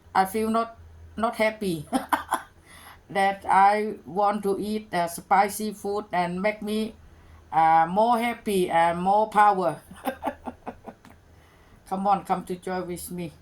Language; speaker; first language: English; non-native, learner; Thai